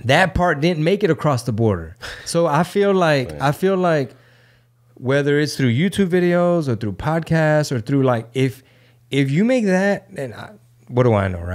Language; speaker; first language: English; early bilingual, other home language; Spanish